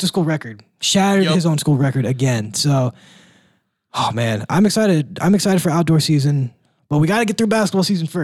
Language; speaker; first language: English; native; English